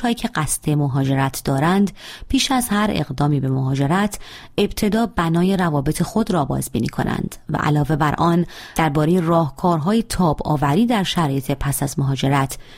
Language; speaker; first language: Persian; native; Persian